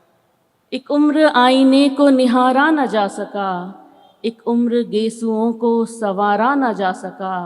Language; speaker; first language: Hindi; native; Hindi